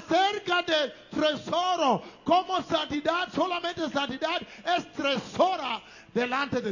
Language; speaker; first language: Spanish; non-native, learner; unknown